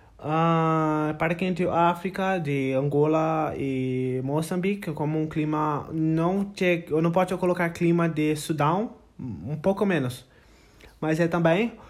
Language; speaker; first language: Portuguese; non-native, learner; English